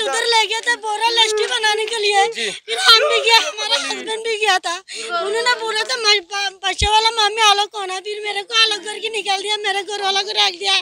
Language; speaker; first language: Hindi; non-native, learner; Rohingya